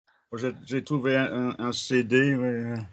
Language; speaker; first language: French; non-native, fluent; English